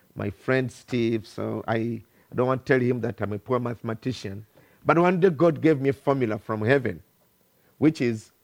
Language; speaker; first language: English; non-native, local second language; Ganda